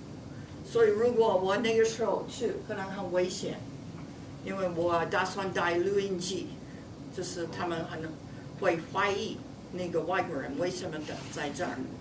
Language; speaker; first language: Chinese; non-native, fluent; English